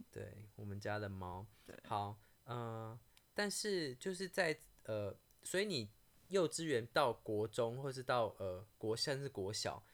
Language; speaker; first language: Chinese; native; Chinese